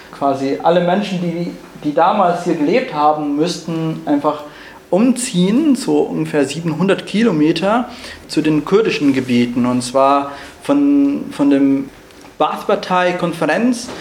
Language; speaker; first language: German; non-native, fluent; Arabic